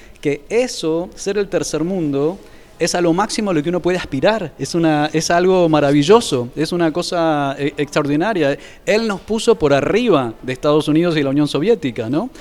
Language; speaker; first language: Spanish; native; Spanish